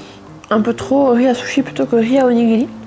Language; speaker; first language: French; native; French